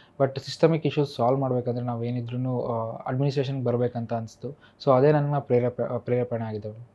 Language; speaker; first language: Kannada; native; Kannada